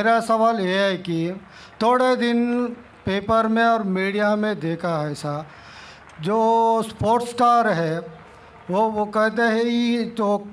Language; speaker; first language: Hindi; non-native, local second language; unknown